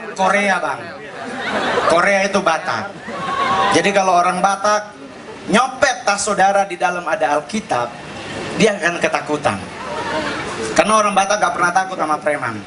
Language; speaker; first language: Indonesian; native; Indonesian